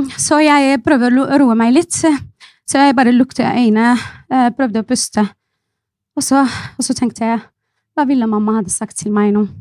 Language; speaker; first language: Norwegian; non-native, fluent; Arabic